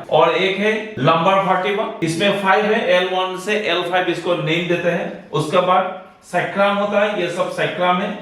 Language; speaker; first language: Hindi; non-native, local second language; Assamese